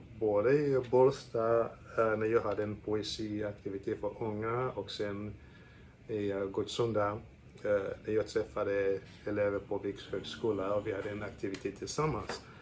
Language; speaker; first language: Swedish; non-native, fluent; French